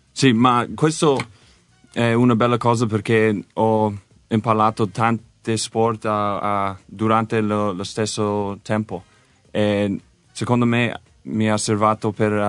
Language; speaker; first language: Italian; non-native, learner; English